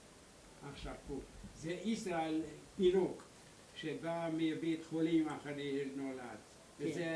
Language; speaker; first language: Hebrew; non-native, learner; German